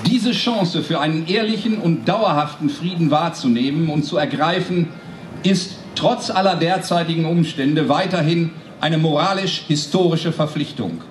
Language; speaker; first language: German; native; German